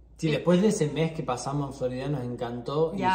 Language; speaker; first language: Spanish; native; Spanish